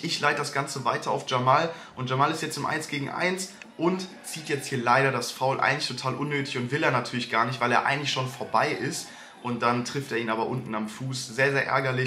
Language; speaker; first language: German; native; German